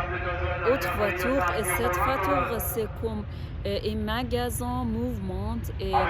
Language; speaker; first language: French; non-native, learner; Persian